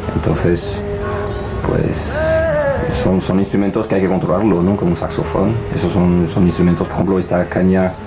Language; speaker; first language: Spanish; non-native, fluent; French